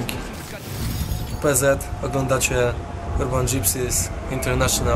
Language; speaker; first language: Polish; native; Polish